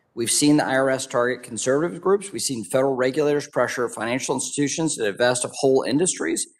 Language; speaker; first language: English; native; English